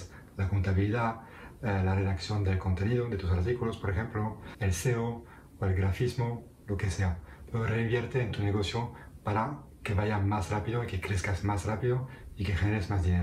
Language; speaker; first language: Spanish; non-native, fluent; French